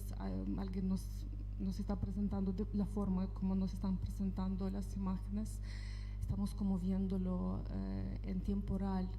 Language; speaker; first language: Spanish; non-native, fluent; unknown